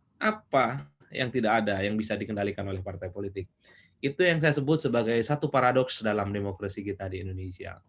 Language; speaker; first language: Indonesian; non-native, local second language; Madurese